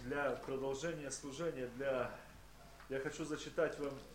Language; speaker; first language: Polish; non-native, learner; Russian